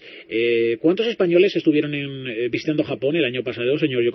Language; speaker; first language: Spanish; native; Spanish